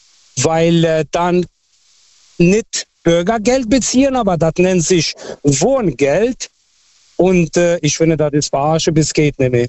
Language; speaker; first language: German; early bilingual, other home language; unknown